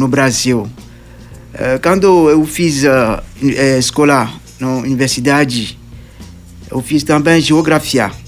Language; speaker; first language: Portuguese; non-native, learner; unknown